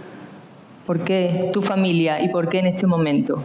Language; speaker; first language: Spanish; native; Spanish